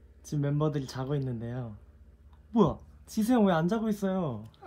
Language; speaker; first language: Korean; native; Korean